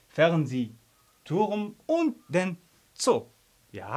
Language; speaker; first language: German; non-native, fluent; Arabic